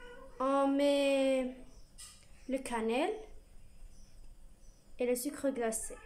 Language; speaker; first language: French; non-native, learner; Arabic